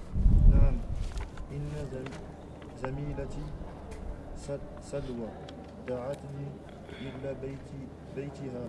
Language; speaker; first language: Arabic; non-native, learner; French